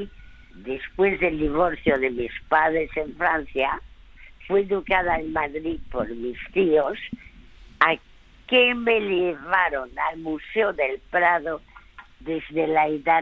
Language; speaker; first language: Spanish; early bilingual, other home language; French